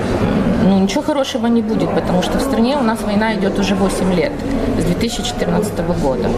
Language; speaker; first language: Russian; native; Russian